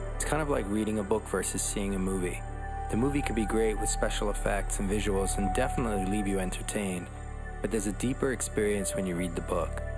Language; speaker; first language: English; native; English